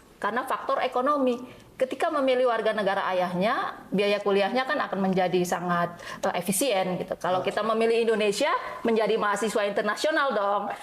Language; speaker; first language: Indonesian; native; Indonesian